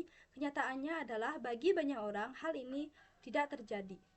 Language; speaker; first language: Indonesian; non-native, local second language; Balinese